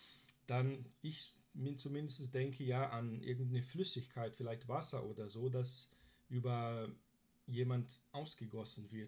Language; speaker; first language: German; non-native, fluent; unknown